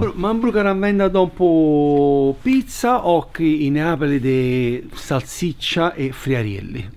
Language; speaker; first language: Swedish; non-native, fluent; Italian